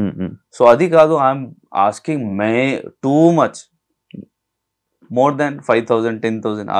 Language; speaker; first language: Telugu; non-native, local second language; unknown